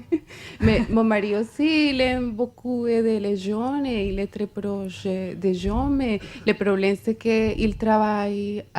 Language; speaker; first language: French; non-native, fluent; Spanish